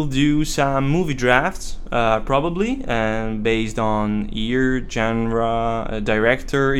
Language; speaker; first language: English; non-native, fluent; Italian